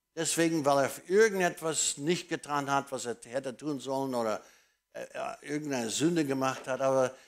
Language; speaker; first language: German; non-native, fluent; English